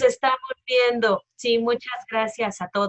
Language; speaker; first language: Spanish; native; Spanish